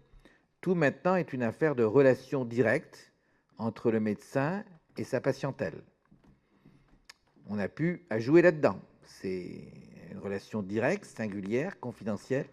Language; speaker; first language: French; native; French